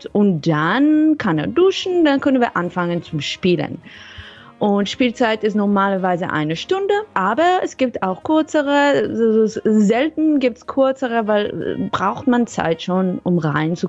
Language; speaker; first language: German; non-native, fluent; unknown